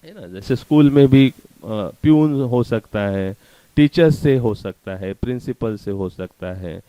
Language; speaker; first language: Hindi; non-native, local second language; Marathi